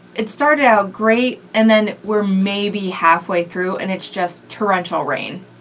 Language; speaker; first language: English; native; English